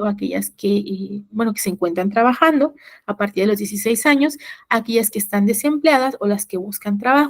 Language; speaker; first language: Spanish; native; Spanish